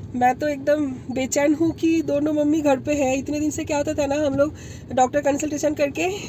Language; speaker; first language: Hindi; non-native, local second language; Bangla